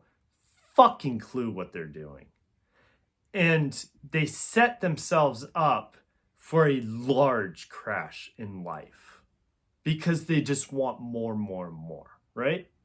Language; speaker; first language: English; native; English